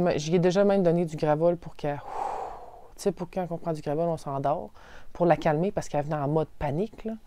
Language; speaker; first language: French; native; French